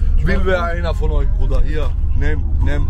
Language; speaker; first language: German; early bilingual, other home language; Albanian